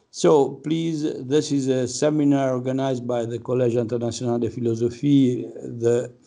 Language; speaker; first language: English; non-native, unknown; Italian